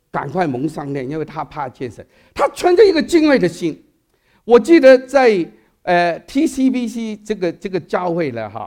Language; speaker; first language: Chinese; non-native, local second language; Cantonese